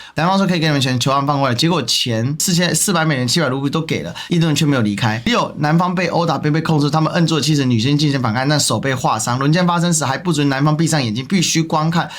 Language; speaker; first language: Chinese; native; Chinese